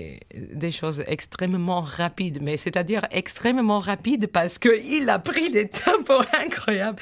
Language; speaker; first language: French; non-native, fluent; English